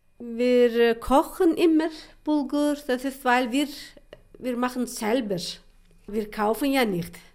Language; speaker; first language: German; non-native, learner; Turkish